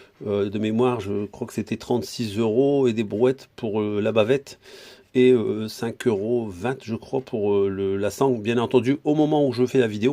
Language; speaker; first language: French; native; French